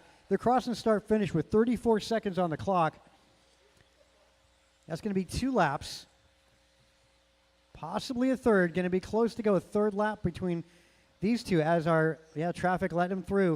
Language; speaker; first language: English; native; English